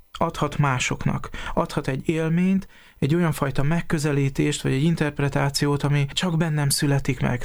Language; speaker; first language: Hungarian; native; Hungarian